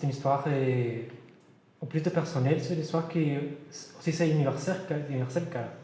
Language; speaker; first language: French; non-native, learner; Spanish